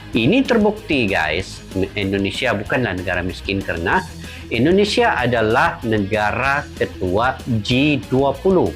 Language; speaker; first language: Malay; native; Malay